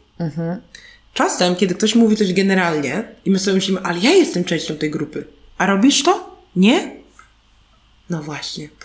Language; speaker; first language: Polish; native; Polish